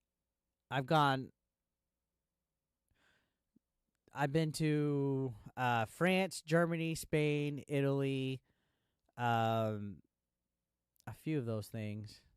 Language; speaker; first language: English; native; English